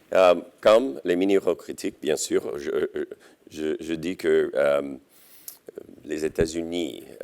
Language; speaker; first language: French; non-native, local second language; English